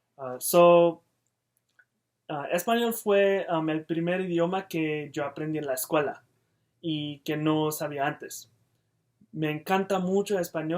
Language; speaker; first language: Spanish; non-native, fluent; English